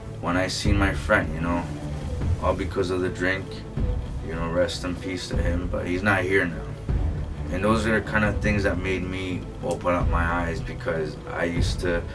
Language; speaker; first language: English; early bilingual, other home language; Spanish